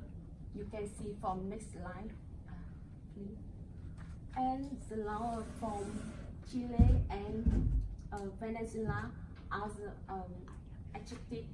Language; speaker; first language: English; non-native, learner; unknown